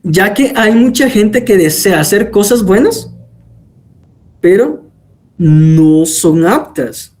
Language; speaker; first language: Spanish; native; Spanish